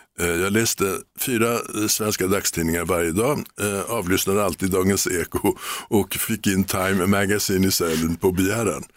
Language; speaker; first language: Swedish; native; Swedish